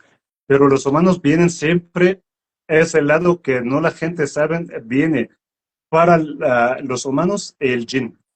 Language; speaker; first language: Spanish; non-native, learner; Arabic